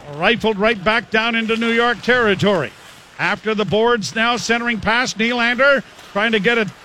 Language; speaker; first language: English; native; English